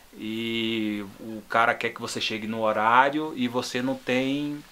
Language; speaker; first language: Portuguese; native; Portuguese